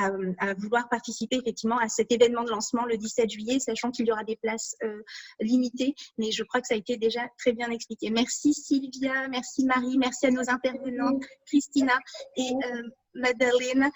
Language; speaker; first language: French; native; French